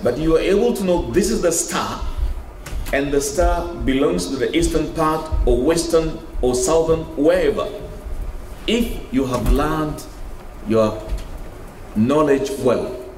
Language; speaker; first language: English; non-native, local second language; Hausa